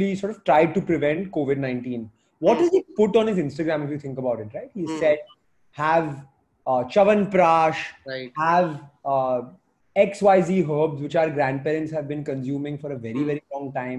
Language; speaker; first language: English; non-native, local second language; Hindi